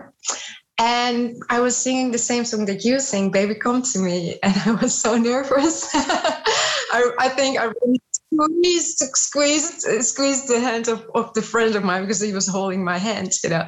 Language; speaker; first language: English; non-native, fluent; Dutch